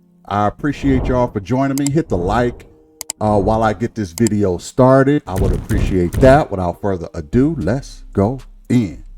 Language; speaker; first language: English; native; English